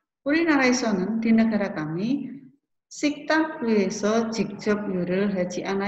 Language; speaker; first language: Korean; non-native, learner; Indonesian